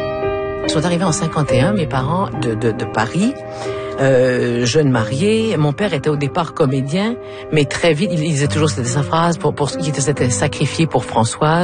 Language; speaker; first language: French; native; French